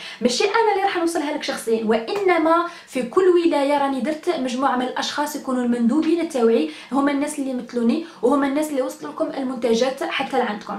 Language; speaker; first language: Arabic; native; Arabic